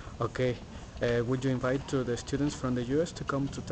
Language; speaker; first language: English; non-native, learner; Spanish